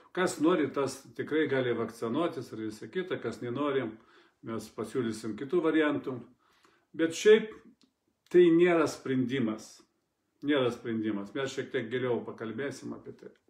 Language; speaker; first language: Lithuanian; non-native, fluent; Russian